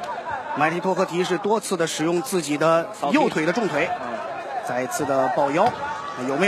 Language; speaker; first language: Chinese; native; Chinese